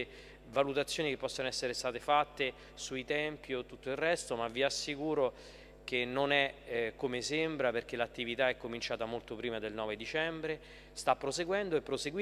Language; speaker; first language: Italian; native; Italian